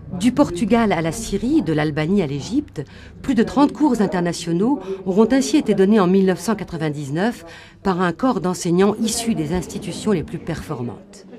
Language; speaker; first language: French; native; French